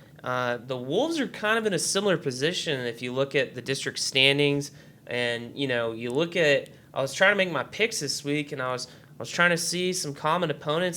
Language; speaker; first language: English; native; English